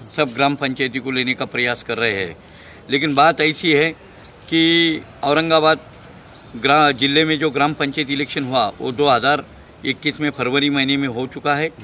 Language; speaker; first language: Hindi; non-native, local second language; Marathi